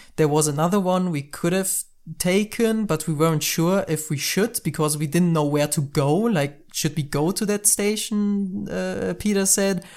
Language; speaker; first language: English; non-native, fluent; German